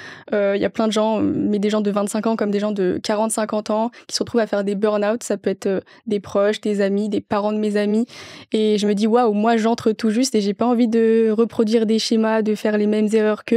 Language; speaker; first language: French; native; French